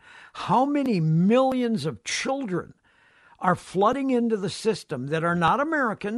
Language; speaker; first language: English; native; English